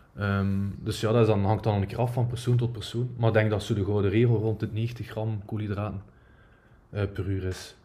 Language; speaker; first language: Dutch; native; Dutch